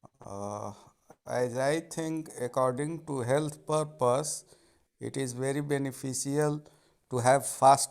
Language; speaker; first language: English; non-native, fluent; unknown